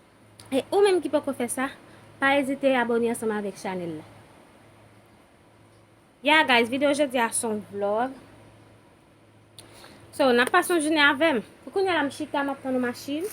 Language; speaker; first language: French; non-native, local second language; Haitian Creole